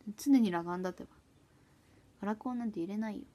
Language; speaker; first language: Japanese; native; Japanese